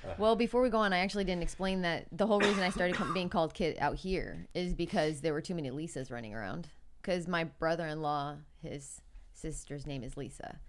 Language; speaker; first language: English; native; English